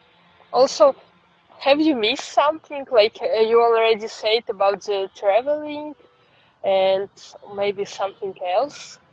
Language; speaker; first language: English; non-native, fluent; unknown